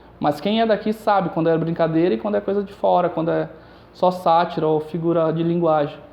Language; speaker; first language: Portuguese; native; Portuguese